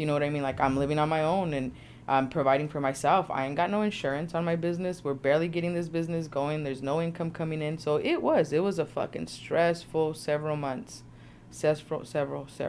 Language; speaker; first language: English; early bilingual, other home language; Spanish